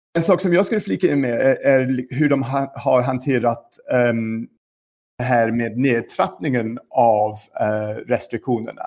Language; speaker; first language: Swedish; non-native, fluent; English